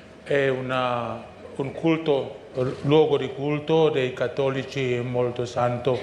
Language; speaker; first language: Italian; non-native, learner; Indonesian